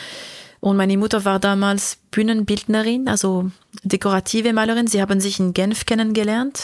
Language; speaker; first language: German; non-native, local second language; French